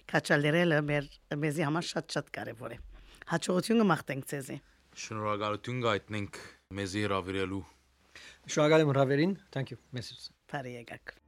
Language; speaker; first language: Armenian; early bilingual, heritage; Armenian